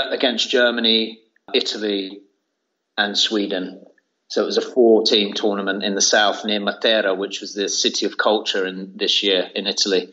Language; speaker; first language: English; native; English